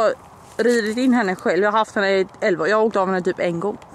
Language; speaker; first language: Swedish; native; Swedish